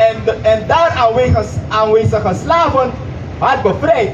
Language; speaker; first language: Dutch; non-native, local second language; Sranan Tongo